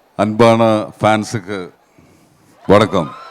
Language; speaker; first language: Tamil; non-native, learner; Malayalam